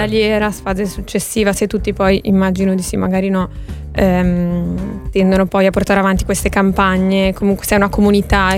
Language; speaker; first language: Italian; native; Italian